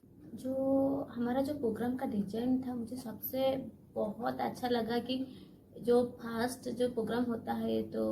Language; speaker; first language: Hindi; non-native, local second language; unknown